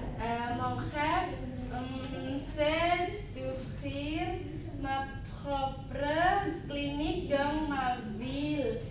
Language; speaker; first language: French; non-native, learner; Indonesian